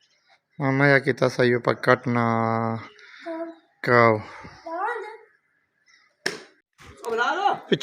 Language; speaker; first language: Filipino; non-native, learner; Urdu